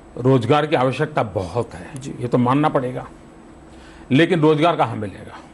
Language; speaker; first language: Hindi; non-native, local second language; Gujarati